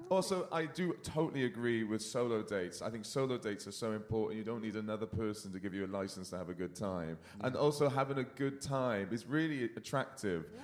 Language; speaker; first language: English; native; English